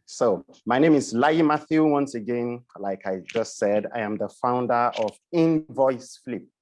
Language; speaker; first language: English; non-native, local second language; Yoruba